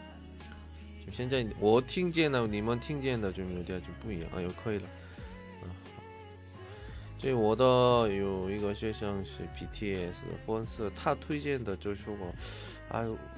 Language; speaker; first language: Chinese; non-native, learner; Korean